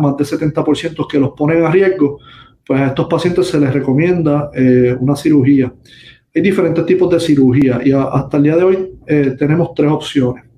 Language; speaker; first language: Spanish; native; Spanish